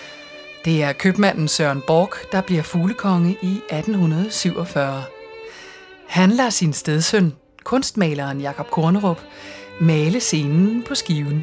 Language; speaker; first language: Danish; native; Danish